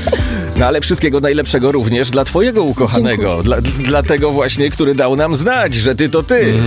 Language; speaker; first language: Polish; native; Polish